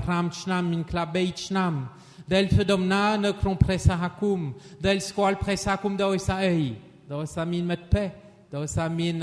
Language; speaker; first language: Khmer; non-native, fluent; French